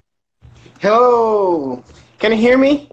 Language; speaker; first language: English; non-native, learner; Portuguese